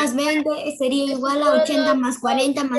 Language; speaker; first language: Spanish; native; Spanish